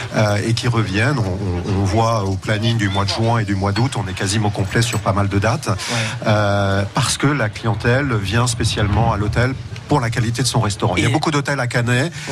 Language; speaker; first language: French; native; French